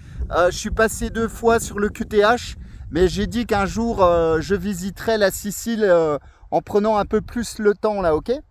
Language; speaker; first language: French; native; French